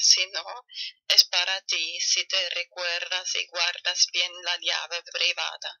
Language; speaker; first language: Spanish; non-native, fluent; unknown